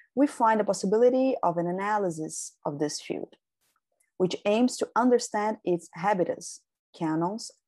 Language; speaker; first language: English; non-native, fluent; Portuguese